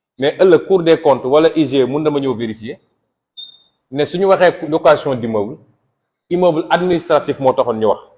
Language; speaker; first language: Wolof; non-native, local second language; Jola-Fonyi